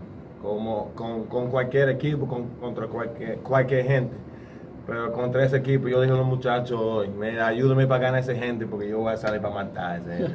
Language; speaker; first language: Spanish; non-native, learner; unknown